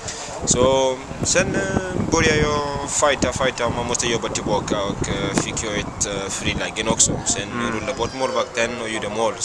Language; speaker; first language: Swedish; non-native, fluent; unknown